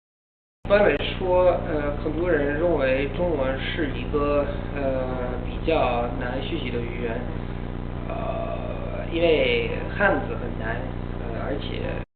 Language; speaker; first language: Chinese; non-native, learner; Italian